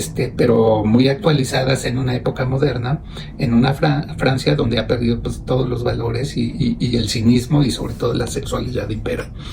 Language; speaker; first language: Spanish; native; Spanish